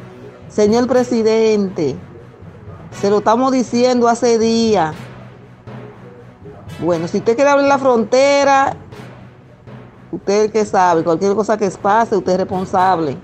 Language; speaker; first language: Spanish; native; Spanish